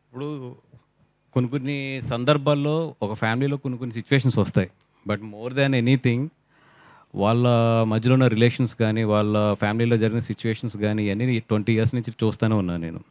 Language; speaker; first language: Telugu; native; Telugu